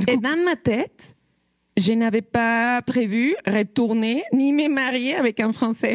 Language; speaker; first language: French; non-native, fluent; Spanish